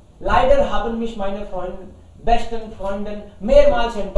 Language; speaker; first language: German; non-native, fluent; Hindi